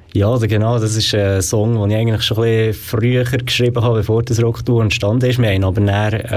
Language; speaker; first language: German; native; German